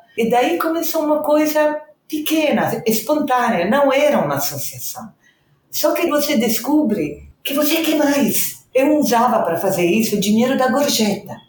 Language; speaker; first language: Portuguese; non-native, fluent; Italian